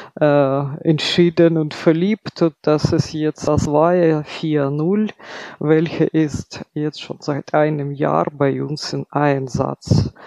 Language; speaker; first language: German; non-native, fluent; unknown